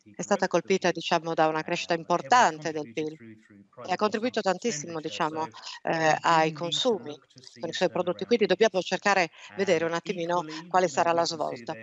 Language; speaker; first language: Italian; non-native, fluent; German